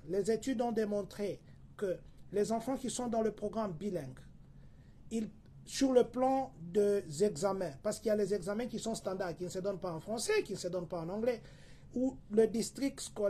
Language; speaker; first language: French; non-native, local second language; Lingala